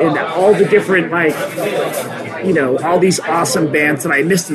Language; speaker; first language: English; native; English